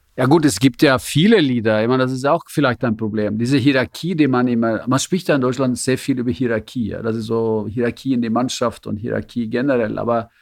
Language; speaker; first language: German; non-native, fluent; Norwegian